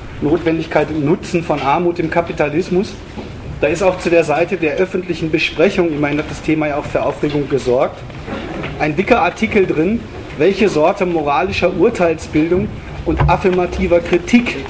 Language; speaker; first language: German; native; German